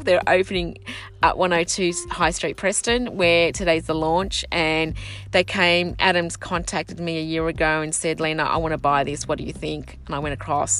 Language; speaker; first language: English; early bilingual, other home language; Sicilian